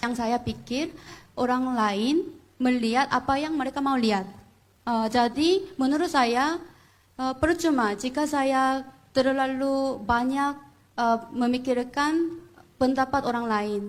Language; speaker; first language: Indonesian; non-native, fluent; Korean